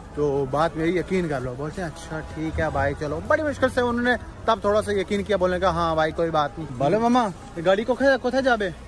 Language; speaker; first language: Hindi; native; Hindi